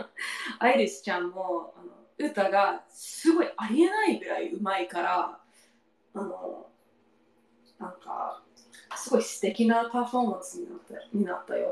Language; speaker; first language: Japanese; non-native, learner; English